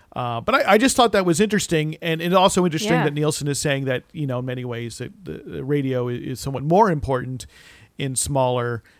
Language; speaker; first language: English; native; English